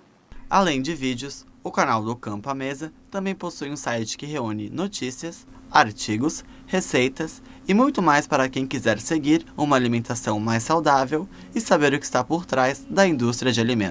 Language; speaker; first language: Portuguese; native; Portuguese